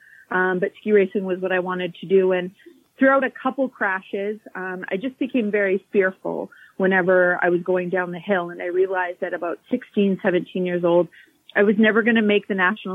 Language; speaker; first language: English; native; English